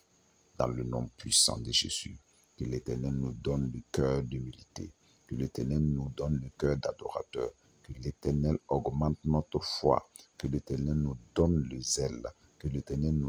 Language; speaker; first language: French; non-native, local second language; Mossi